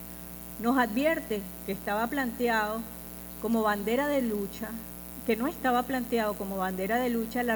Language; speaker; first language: Spanish; native; Spanish